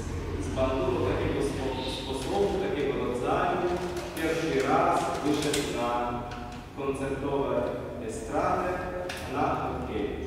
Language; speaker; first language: Polish; non-native, fluent; Ukrainian